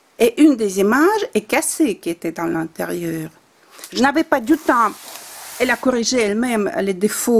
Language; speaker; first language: French; non-native, fluent; Russian